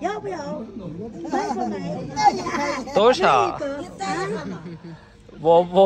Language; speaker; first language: Chinese; non-native, learner; Turkish